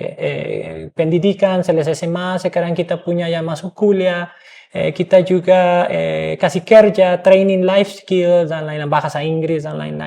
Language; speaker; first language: Indonesian; non-native, fluent; English